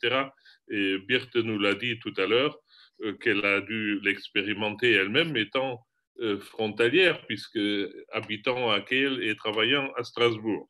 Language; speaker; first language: French; non-native, fluent; German